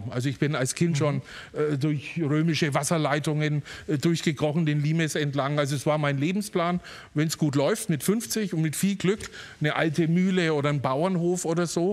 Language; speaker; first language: German; native; German